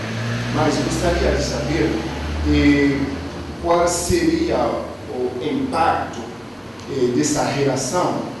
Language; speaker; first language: Portuguese; non-native, learner; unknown